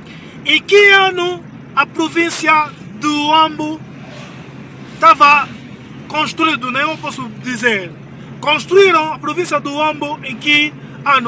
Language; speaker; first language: Portuguese; non-native, learner; Lingala